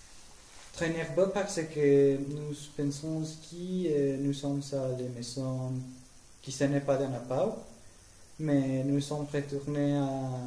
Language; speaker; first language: French; non-native, learner; Spanish